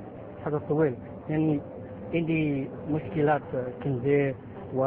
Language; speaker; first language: Arabic; non-native, learner; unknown